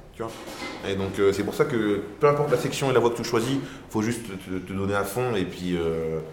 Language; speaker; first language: French; native; French